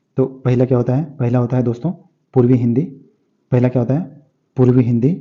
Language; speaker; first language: Hindi; native; Hindi